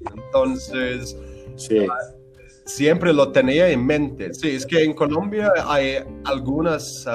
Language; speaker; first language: Spanish; non-native, fluent; English